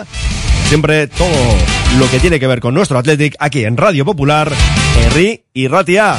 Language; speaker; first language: Spanish; native; Spanish